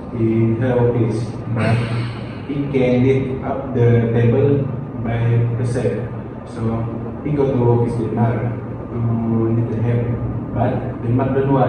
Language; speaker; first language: English; non-native, learner; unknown